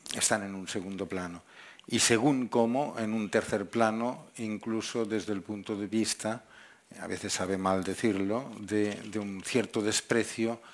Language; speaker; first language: Spanish; non-native, local second language; Catalan